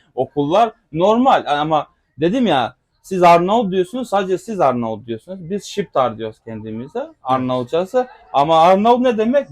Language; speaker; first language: Turkish; non-native, local second language; Albanian